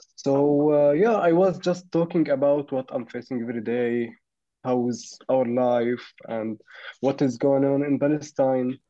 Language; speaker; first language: English; non-native, fluent; Arabic